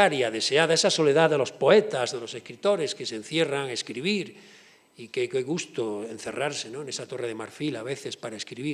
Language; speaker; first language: Spanish; native; Spanish